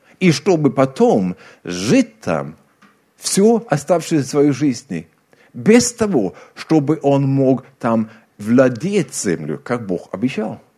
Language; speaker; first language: Russian; non-native, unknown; Swedish